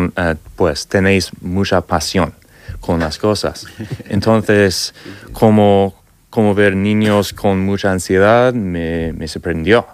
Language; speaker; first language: Spanish; non-native, learner; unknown